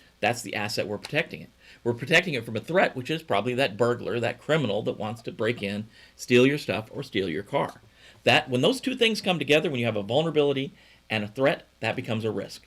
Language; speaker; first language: English; native; English